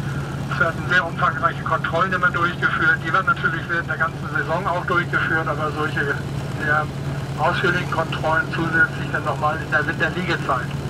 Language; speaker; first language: German; native; German